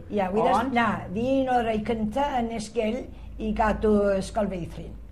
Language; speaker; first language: Welsh; early bilingual, heritage; Welsh